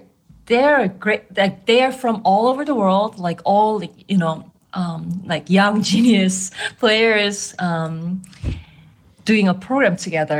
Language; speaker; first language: English; non-native, fluent; Korean